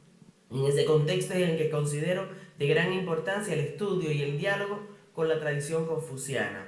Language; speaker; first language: Spanish; native; Spanish